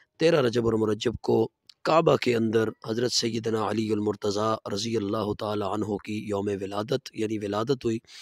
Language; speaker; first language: Urdu; non-native, local second language; Punjabi